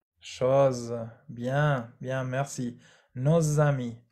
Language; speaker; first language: French; non-native, fluent; Spanish